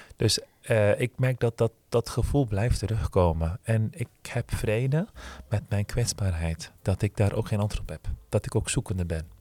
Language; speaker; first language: Dutch; early bilingual, other home language; Turkish